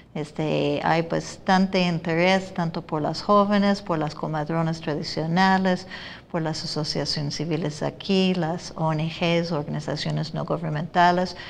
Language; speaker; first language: Spanish; non-native, fluent; English